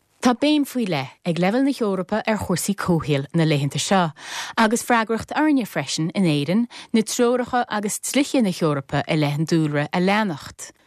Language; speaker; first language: Irish; native; Irish